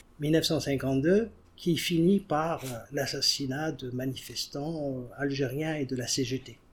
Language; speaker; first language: French; non-native, local second language; Arabic